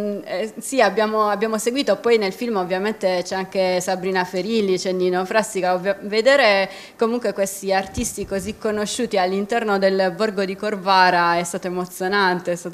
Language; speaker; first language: Italian; native; Italian